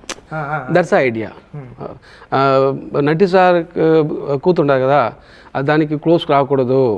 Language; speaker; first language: Telugu; non-native, local second language; Tamil